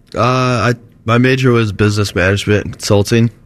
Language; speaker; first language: English; native; English